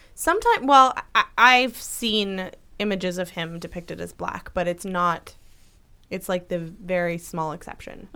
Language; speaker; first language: English; native; English